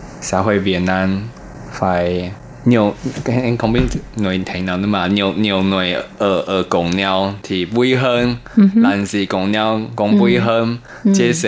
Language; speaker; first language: Vietnamese; non-native, learner; Chinese